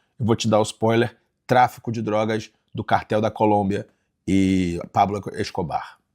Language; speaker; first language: Portuguese; early bilingual, heritage; Portuguese